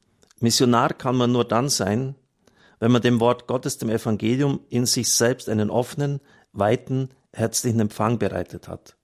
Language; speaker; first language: German; native; German